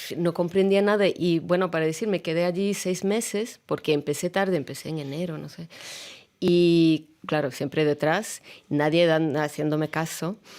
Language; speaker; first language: Spanish; non-native, fluent; Russian